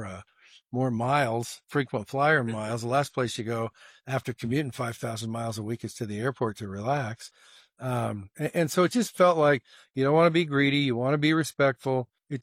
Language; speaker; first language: English; native; English